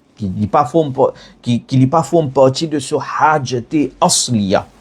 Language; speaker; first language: French; non-native, learner; Morisyen